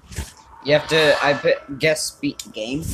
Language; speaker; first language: English; native; English